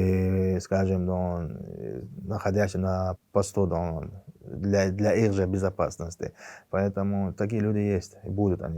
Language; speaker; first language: Russian; non-native, local second language; Chechen